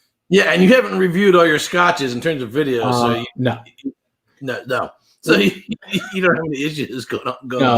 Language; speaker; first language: English; native; English